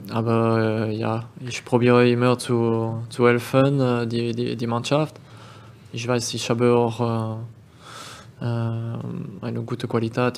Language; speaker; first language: German; non-native, learner; French